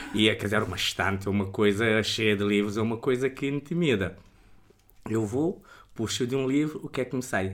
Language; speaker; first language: Portuguese; non-native, local second language; Kabuverdianu